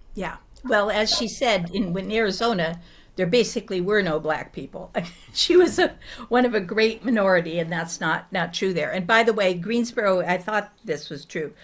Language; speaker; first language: English; native; English